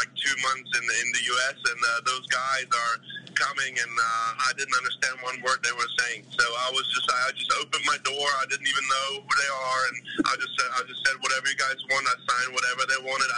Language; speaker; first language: English; non-native, fluent; German